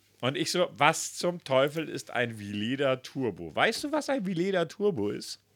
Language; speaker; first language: German; native; German